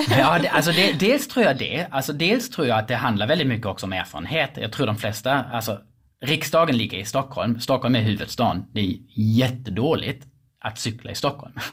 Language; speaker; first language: Swedish; non-native, fluent; German